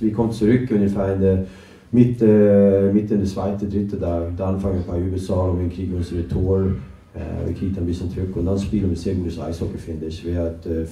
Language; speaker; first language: German; non-native, fluent; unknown